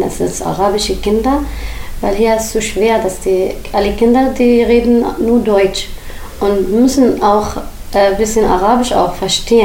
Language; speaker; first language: German; non-native, learner; Arabic